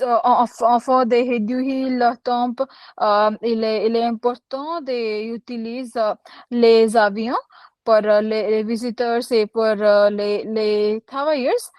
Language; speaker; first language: French; non-native, learner; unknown